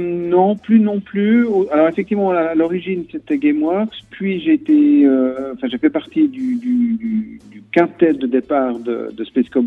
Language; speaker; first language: French; native; French